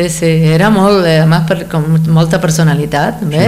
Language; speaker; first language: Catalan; non-native, fluent; Spanish